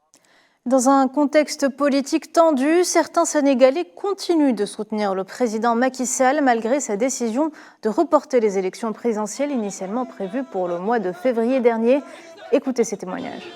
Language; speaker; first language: French; non-native, local second language; Arabic